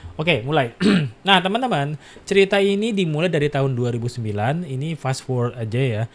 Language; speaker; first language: Indonesian; native; Indonesian